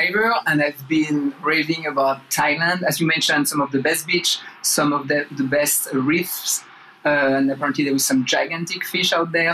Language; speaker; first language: English; non-native, fluent; French